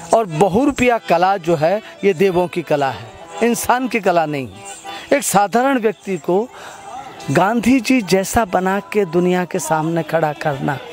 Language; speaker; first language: Hindi; non-native, local second language; Gujarati